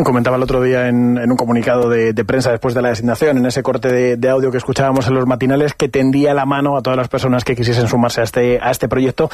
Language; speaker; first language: Spanish; native; Spanish